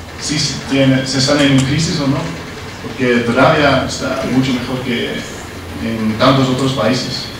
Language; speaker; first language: Spanish; non-native, learner; Dutch